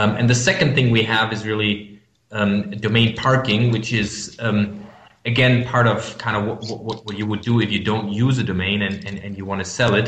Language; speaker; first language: English; non-native, fluent; German